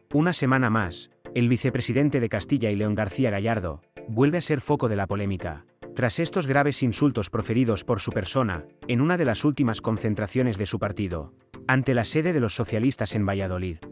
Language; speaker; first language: Spanish; native; Spanish